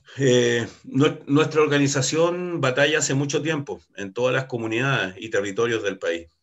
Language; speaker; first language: Spanish; native; Spanish